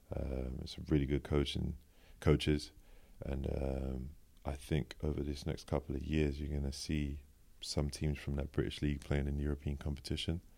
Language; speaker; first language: English; native; English